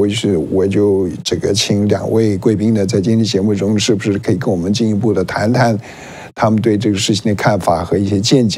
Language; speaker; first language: Chinese; native; Chinese